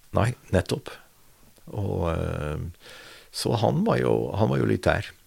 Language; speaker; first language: Norwegian; non-native, fluent; Dutch